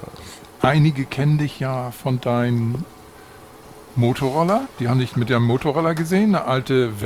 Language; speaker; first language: German; native; German